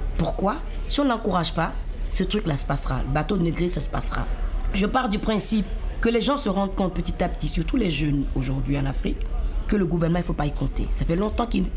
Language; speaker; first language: French; non-native, local second language; Fon